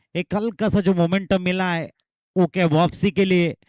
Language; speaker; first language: Hindi; non-native, local second language; Marathi